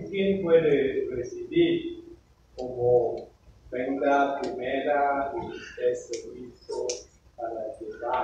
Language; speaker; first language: Spanish; non-native, learner; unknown